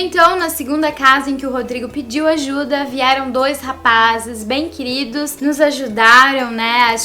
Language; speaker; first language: Portuguese; native; Portuguese